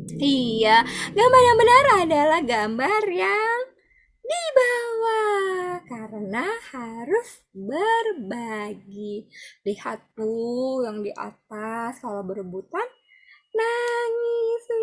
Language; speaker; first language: Indonesian; native; Indonesian